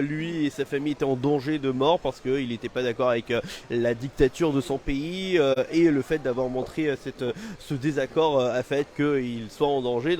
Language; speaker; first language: French; native; French